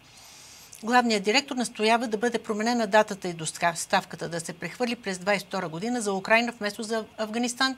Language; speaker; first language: Bulgarian; native; Bulgarian